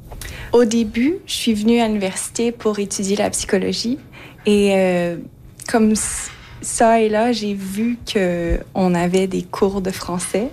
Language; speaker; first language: French; native; French